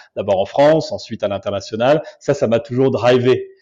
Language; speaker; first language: French; native; French